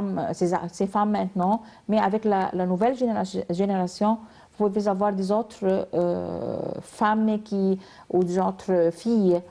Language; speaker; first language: French; non-native, learner; Arabic